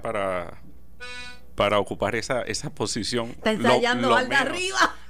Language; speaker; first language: Spanish; native; Spanish